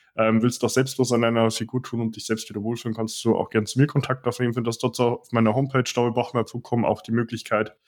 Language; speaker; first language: German; native; German